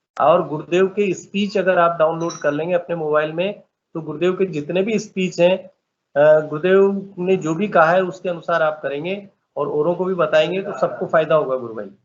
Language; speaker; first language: Hindi; native; Hindi